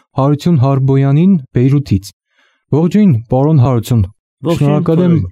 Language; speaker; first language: Armenian; native; Armenian